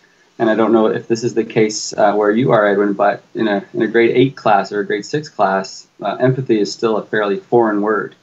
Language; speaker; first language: English; native; English